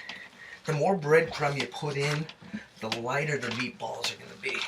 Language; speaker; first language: English; native; English